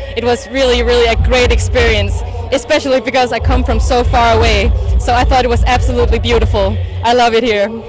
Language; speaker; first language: English; non-native, fluent; Danish